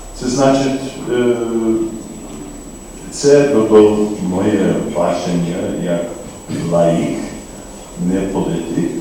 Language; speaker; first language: Ukrainian; non-native, fluent; English